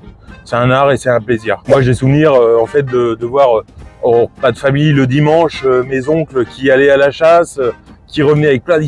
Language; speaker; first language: French; native; French